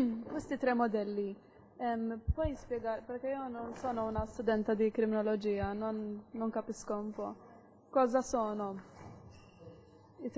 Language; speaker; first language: Italian; non-native, learner; Maltese